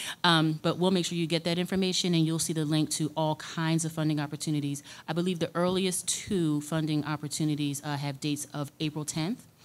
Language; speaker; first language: English; native; English